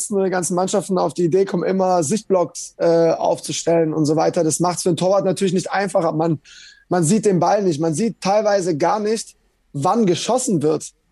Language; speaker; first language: German; native; German